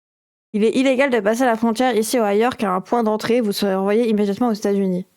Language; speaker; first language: French; native; French